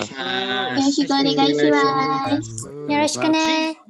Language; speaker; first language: Japanese; non-native, learner; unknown